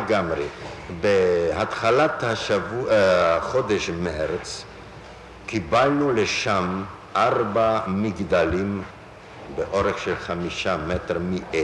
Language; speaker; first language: Hebrew; non-native, fluent; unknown